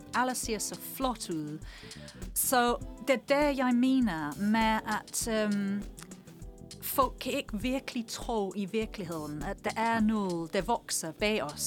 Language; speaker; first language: Danish; non-native, fluent; English